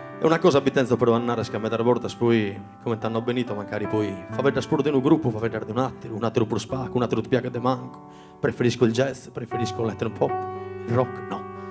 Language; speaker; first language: Italian; non-native, local second language; Sardinian